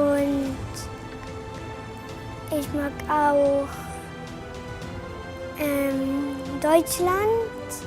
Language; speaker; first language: German; non-native, learner; Arabic